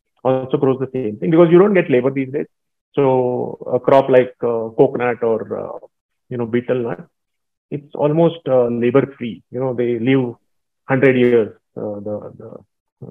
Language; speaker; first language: English; non-native, local second language; Marathi